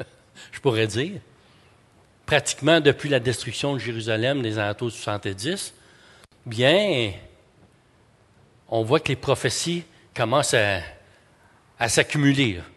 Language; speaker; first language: French; native; French